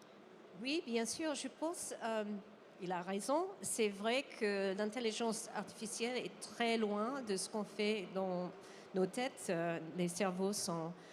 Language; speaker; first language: French; non-native, fluent; English